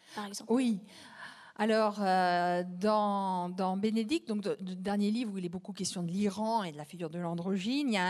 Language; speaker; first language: French; native; French